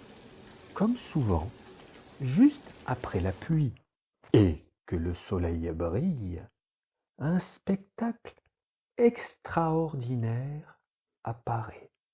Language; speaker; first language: French; native; French